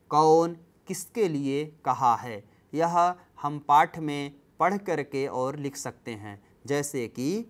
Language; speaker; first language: Hindi; native; Hindi